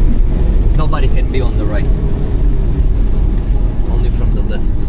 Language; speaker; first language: English; non-native, local second language; Italian